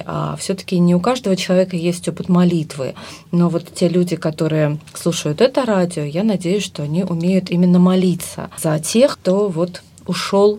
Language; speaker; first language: Russian; native; Russian